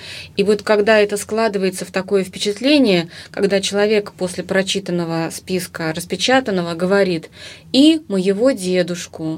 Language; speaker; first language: Russian; native; Russian